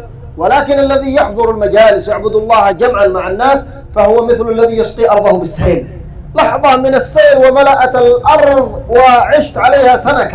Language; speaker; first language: Arabic; native; Arabic